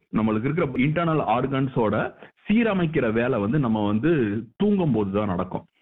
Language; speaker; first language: Tamil; native; Tamil